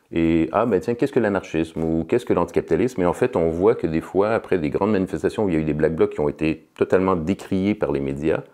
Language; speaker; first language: French; native; French